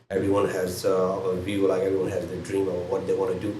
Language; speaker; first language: English; non-native, fluent; Nepali